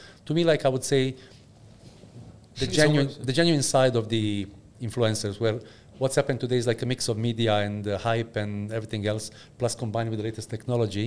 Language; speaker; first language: English; non-native, fluent; Bosnian